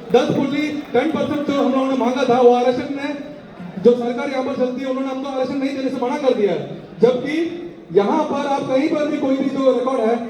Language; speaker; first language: Hindi; non-native, local second language; Tamil